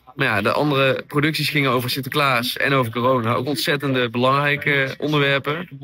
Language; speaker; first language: Dutch; native; Dutch